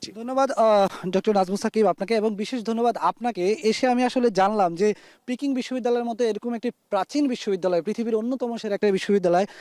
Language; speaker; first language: Bangla; native; Bangla